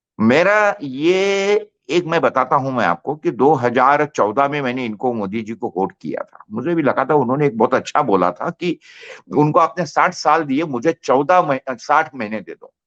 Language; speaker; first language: Hindi; non-native, local second language; Marathi